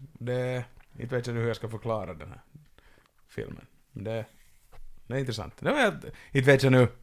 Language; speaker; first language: Swedish; native; Swedish